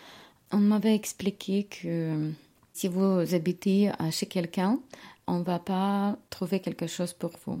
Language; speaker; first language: French; non-native, learner; Ukrainian